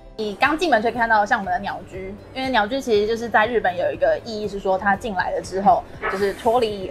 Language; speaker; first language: Chinese; native; Chinese